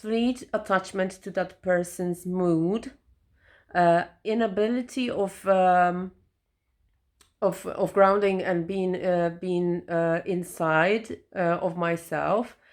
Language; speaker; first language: English; non-native, fluent; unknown